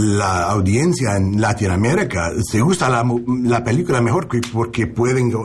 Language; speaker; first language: Spanish; non-native, learner; English